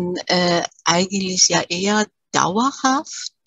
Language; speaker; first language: German; early bilingual, other home language; Persian